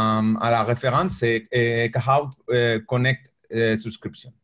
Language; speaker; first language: French; non-native, learner; Spanish